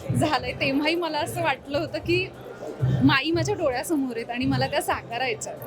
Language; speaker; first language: Marathi; native; Marathi